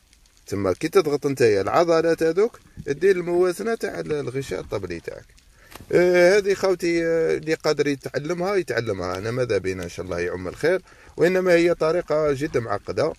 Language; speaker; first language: Arabic; native; Arabic